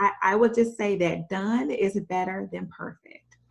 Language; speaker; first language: English; native; English